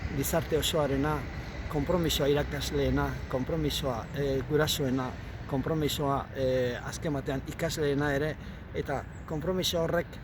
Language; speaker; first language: Basque; native; Basque